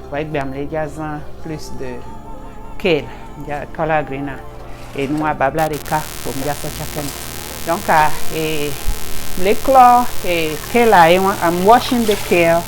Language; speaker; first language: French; non-native, local second language; Ewe